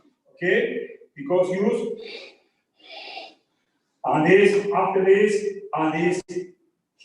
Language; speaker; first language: English; non-native, learner; Spanish